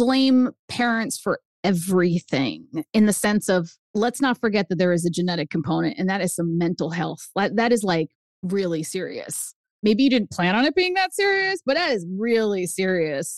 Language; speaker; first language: English; early bilingual, other home language; Spanish